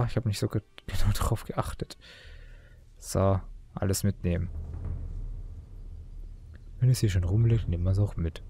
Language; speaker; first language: German; native; German